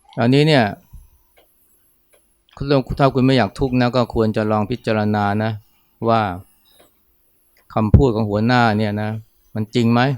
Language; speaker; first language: Thai; native; Thai